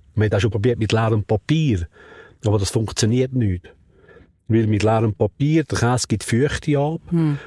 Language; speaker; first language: Swiss German; native; Swiss German